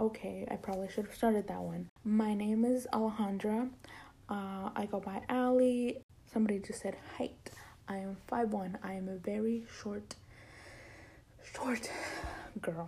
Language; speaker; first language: English; early bilingual, other home language; Spanish